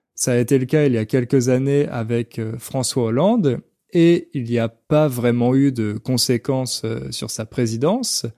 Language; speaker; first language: French; native; French